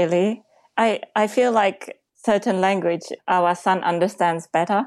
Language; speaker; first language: English; non-native, fluent; Japanese